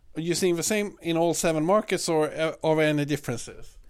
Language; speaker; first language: English; non-native, fluent; Swedish